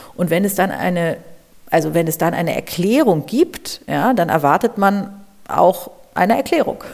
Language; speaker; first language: German; native; German